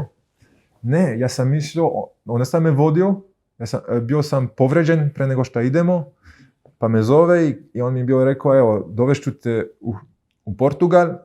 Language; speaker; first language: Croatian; early bilingual, heritage; Croatian